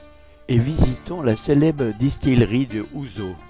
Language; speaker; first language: French; native; French